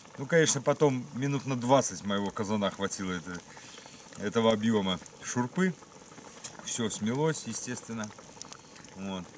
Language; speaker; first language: Russian; native; Russian